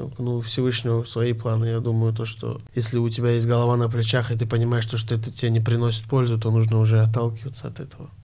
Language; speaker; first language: Russian; early bilingual, other home language; Azerbaijani